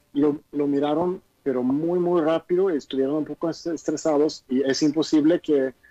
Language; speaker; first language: Spanish; non-native, fluent; Swedish